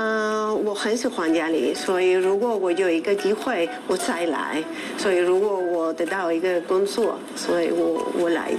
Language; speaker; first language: Chinese; non-native, learner; Spanish